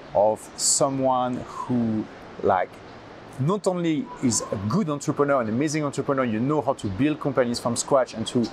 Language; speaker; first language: English; non-native, fluent; French